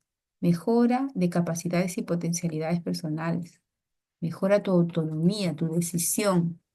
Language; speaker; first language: Spanish; native; Spanish